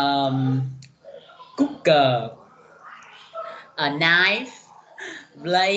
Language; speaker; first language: English; non-native, learner; Vietnamese